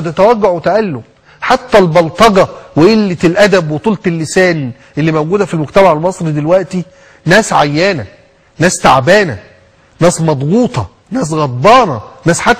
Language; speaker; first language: Arabic; native; Arabic